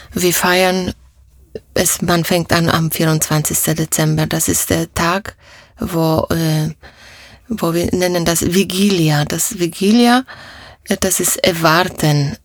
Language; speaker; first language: German; non-native, fluent; Polish